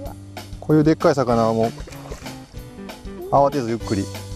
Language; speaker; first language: Japanese; native; Japanese